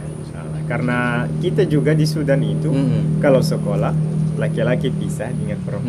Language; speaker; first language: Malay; non-native, fluent; Arabic